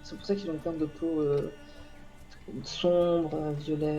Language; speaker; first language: French; native; French